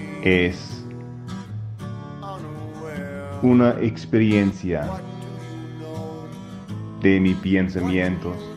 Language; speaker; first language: Spanish; non-native, learner; English